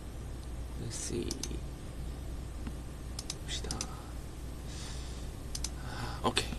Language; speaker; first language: English; non-native, learner; Korean